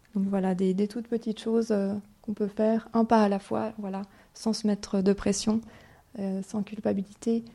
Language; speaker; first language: French; native; French